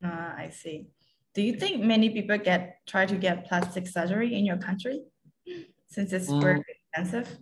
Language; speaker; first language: English; non-native, fluent; Khmer